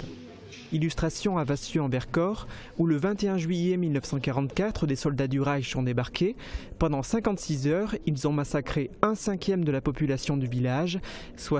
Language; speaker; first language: French; native; French